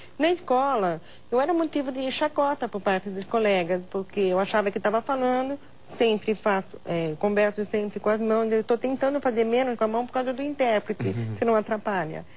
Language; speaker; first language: Portuguese; non-native, local second language; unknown